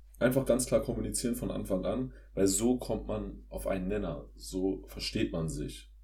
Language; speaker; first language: German; native; German